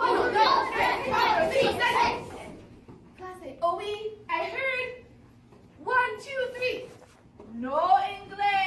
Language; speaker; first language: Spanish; non-native, fluent; English